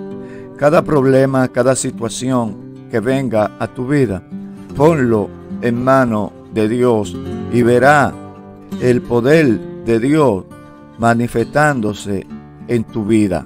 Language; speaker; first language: Spanish; native; Spanish